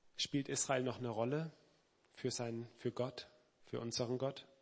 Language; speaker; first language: German; native; German